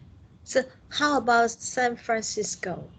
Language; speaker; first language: English; non-native, learner; Vietnamese